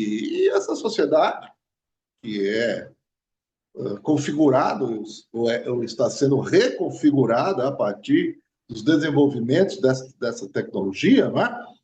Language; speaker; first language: Portuguese; native; Portuguese